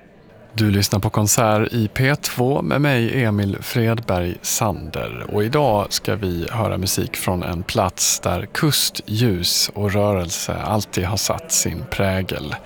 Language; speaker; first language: Swedish; native; Swedish